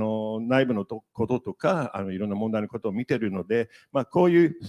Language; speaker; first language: Japanese; native; Japanese